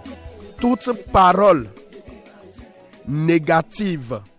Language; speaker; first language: French; non-native, local second language; Fon